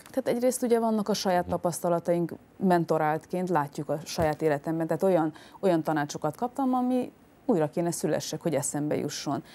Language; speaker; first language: Hungarian; native; Hungarian